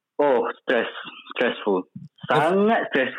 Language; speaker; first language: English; non-native, local second language; Malay